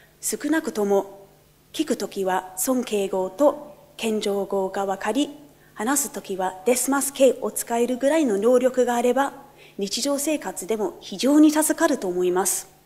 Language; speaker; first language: Japanese; non-native, fluent; English